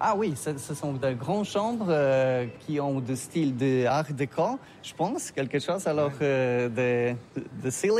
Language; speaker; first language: French; non-native, learner; Polish